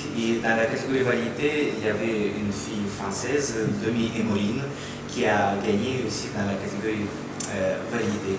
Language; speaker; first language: French; non-native, fluent; Russian